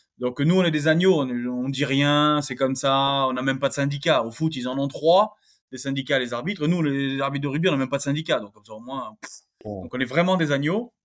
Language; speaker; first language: French; native; French